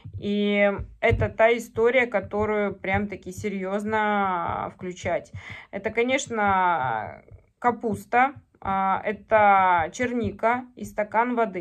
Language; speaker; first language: Russian; native; Russian